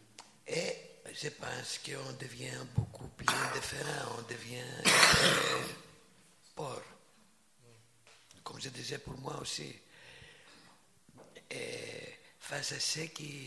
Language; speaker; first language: French; non-native, fluent; Greek